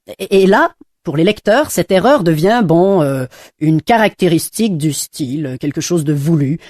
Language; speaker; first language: French; non-native, fluent; English